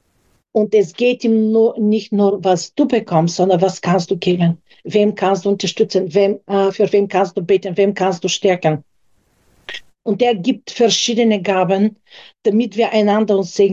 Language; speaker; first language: German; non-native, fluent; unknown